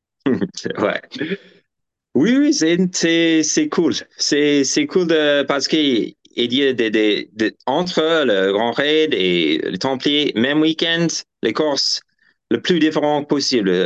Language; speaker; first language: French; non-native, fluent; English